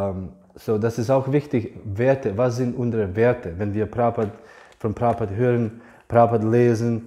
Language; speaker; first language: German; non-native, fluent; English